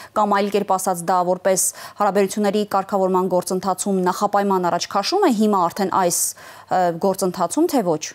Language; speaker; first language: Armenian; native; Armenian